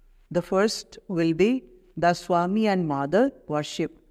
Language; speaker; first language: English; non-native, local second language; Bangla